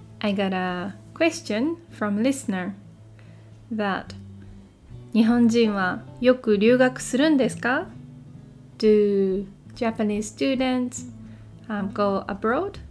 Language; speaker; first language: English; non-native, fluent; Japanese